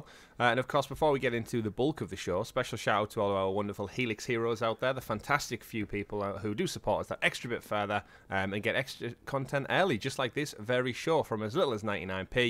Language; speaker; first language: English; native; English